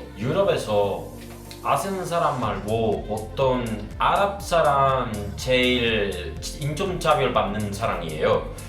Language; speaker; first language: Korean; non-native, learner; Spanish